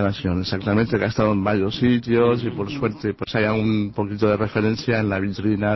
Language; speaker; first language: Spanish; native; Spanish